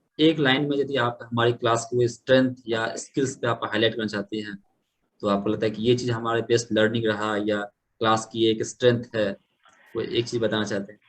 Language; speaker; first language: Hindi; native; Hindi